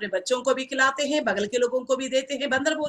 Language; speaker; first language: Hindi; non-native, local second language; Telugu